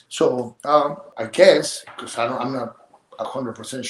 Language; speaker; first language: English; non-native, fluent; Spanish